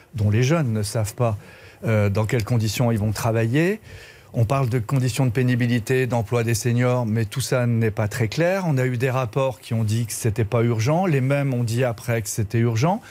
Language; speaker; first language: French; native; French